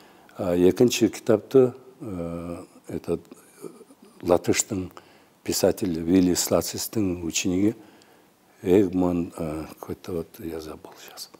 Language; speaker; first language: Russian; non-native, local second language; Kyrgyz